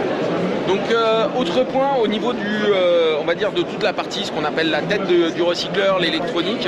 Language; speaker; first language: French; native; French